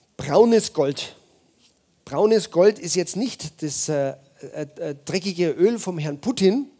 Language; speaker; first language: German; native; German